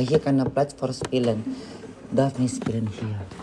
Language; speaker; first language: German; non-native, learner; Indonesian